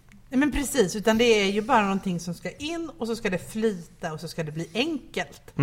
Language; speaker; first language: Swedish; native; Swedish